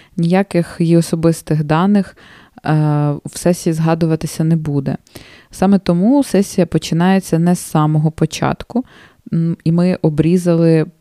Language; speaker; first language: Ukrainian; native; Ukrainian